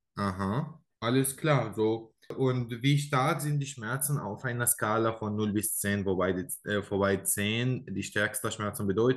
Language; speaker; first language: German; non-native, learner; Arabic